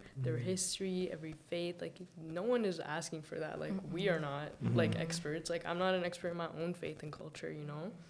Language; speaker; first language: English; early bilingual, other home language; Arabic